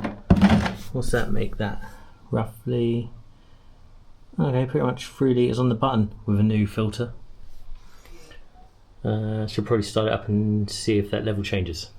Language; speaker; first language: English; native; English